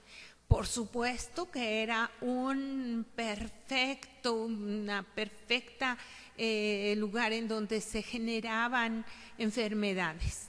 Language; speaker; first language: Spanish; native; Spanish